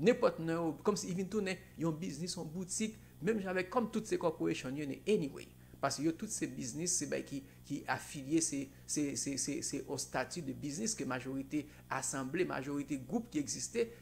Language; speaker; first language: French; non-native, local second language; Haitian Creole